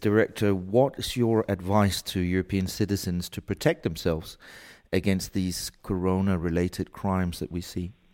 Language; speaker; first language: English; non-native, fluent; Danish